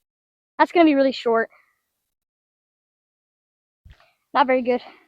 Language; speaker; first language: English; native; English